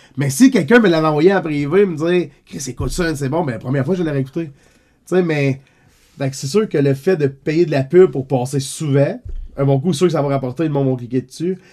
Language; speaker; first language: French; native; French